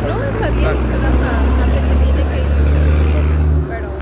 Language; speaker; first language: Spanish; non-native, fluent; English